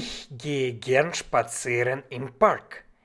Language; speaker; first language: German; non-native, fluent; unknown